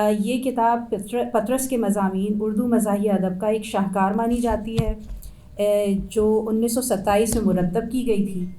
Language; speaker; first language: Urdu; native; Urdu